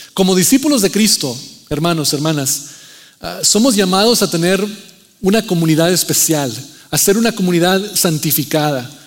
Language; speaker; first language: Spanish; early bilingual, heritage; Spanish